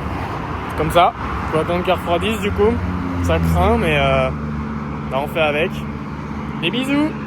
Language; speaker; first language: French; native; French